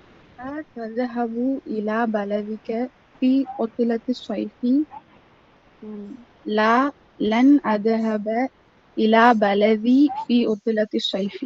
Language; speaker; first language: Arabic; non-native, learner; Tamil